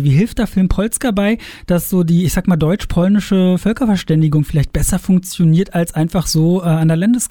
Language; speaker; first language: German; native; German